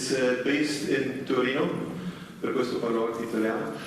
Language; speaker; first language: Italian; non-native, fluent; Dutch